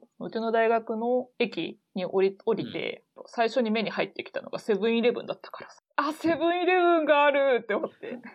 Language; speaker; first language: Japanese; native; Japanese